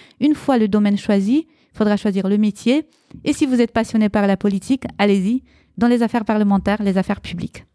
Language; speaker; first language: French; early bilingual, other home language; Romanian